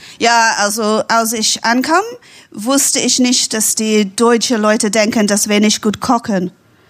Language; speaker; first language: German; non-native, fluent; English